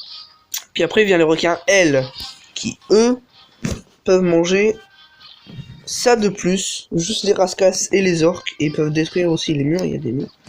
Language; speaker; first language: French; native; French